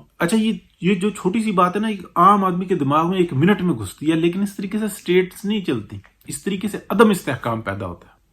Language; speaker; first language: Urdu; native; Urdu